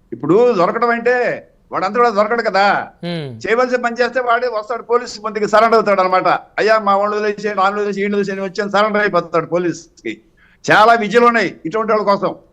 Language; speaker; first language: Telugu; native; Telugu